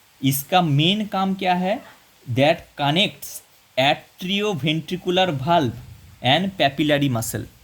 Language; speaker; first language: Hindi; non-native, local second language; Bangla